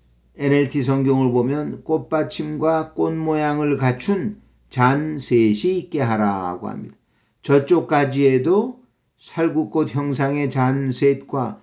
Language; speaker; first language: Korean; native; Korean